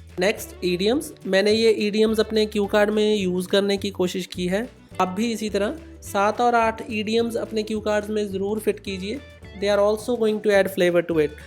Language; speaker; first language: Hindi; non-native, local second language; Punjabi